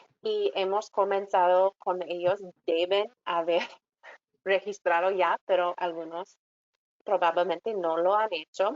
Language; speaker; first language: Spanish; non-native, fluent; English